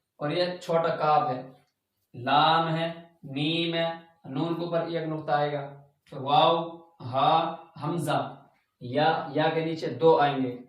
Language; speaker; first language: Hindi; native; Hindi